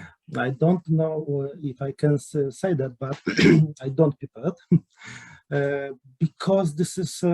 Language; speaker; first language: English; non-native, learner; Polish